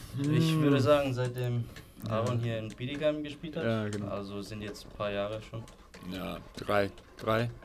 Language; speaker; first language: German; non-native, fluent; Icelandic